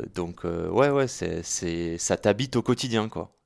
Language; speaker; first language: French; native; French